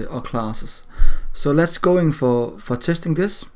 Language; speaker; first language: English; non-native, learner; Danish